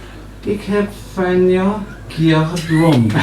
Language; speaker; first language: Dutch; non-native, learner; English